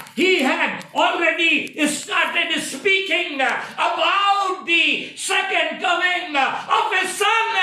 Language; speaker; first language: English; non-native, local second language; Hindi